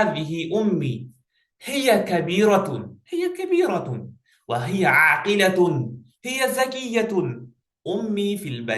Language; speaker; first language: Arabic; non-native, fluent; Uzbek